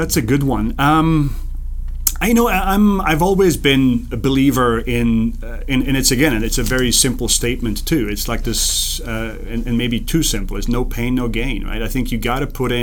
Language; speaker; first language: English; non-native, fluent; Serbian